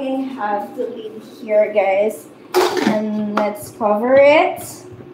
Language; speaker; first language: English; non-native, local second language; Filipino